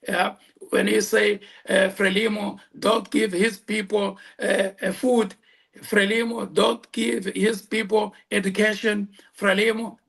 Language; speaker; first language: English; non-native, local second language; Portuguese